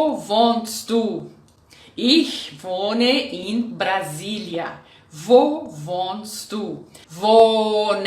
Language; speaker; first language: German; non-native, fluent; Portuguese